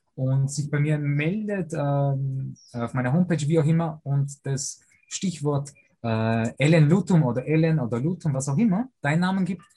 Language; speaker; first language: German; early bilingual, other home language; Polish